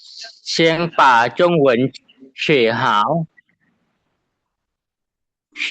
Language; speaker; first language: Chinese; non-native, learner; Lao